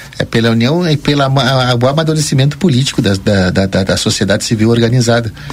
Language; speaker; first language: Portuguese; early bilingual, other home language; Spanish